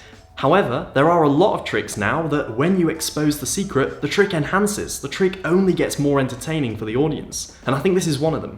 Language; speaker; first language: English; native; English